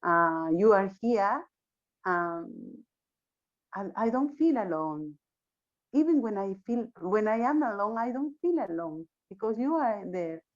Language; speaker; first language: English; non-native, learner; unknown